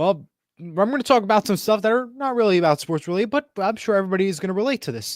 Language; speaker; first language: English; native; English